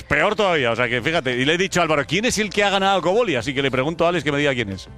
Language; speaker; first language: Spanish; native; Spanish